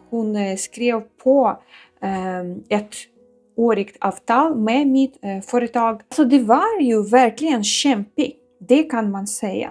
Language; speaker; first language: Swedish; non-native, fluent; Ukrainian